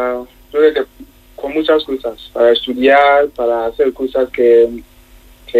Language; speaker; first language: Spanish; non-native, learner; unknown